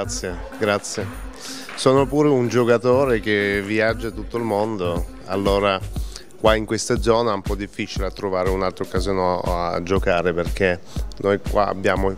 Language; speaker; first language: Italian; non-native, fluent; Russian